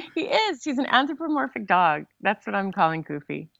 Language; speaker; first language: English; native; English